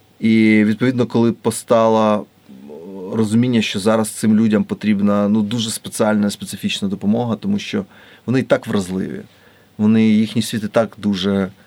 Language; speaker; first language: Ukrainian; native; Ukrainian